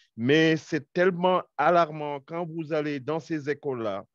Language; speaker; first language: French; non-native, local second language; Wolof